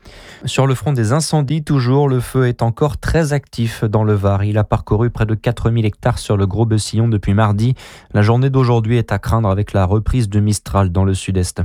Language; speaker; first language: French; native; French